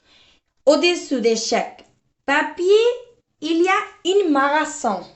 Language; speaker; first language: French; non-native, fluent; Spanish